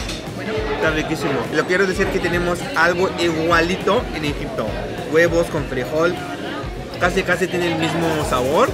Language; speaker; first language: Spanish; non-native, fluent; Arabic